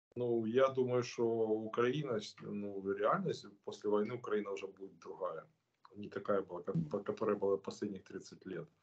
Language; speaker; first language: Ukrainian; non-native, local second language; Russian